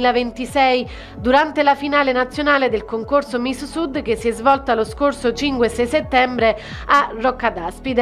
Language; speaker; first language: Italian; native; Italian